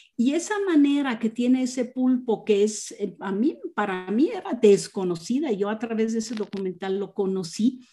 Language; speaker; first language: Spanish; non-native, fluent; German